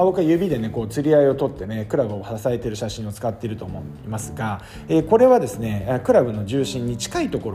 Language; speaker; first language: Japanese; native; Japanese